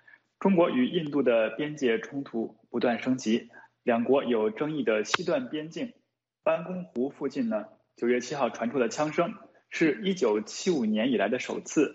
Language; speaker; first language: Chinese; native; Chinese